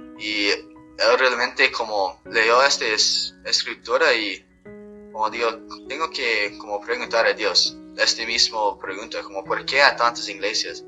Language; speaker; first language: Spanish; non-native, fluent; English